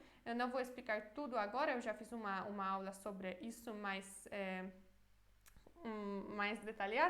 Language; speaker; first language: Portuguese; non-native, fluent; Polish